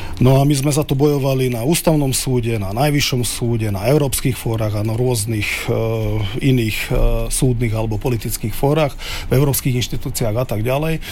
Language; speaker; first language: Slovak; non-native, local second language; Hungarian